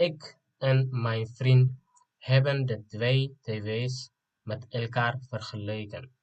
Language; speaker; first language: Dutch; non-native, fluent; Tigrinya